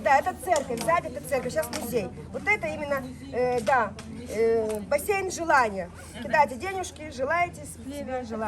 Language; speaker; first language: Russian; non-native, fluent; Turkish